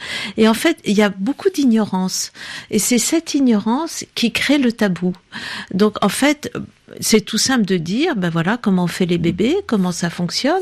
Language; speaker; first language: French; native; French